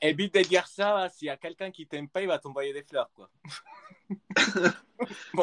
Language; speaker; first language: French; early bilingual, other home language; Spanish